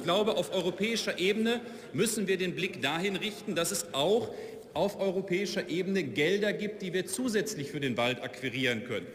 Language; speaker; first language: German; native; German